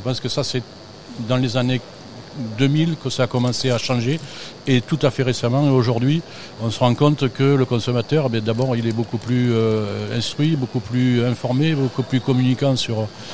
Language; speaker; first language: French; native; French